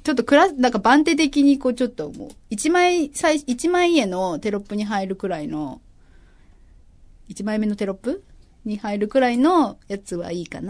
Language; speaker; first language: Japanese; native; Japanese